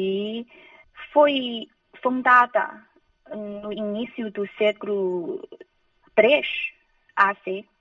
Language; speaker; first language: Portuguese; non-native, fluent; Chinese